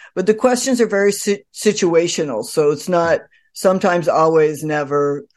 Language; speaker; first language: English; native; English